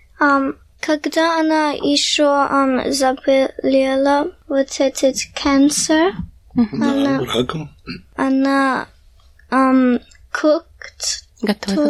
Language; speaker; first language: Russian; early bilingual, heritage; Russian